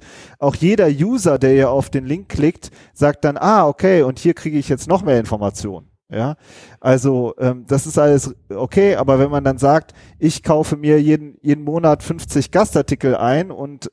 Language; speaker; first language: German; native; German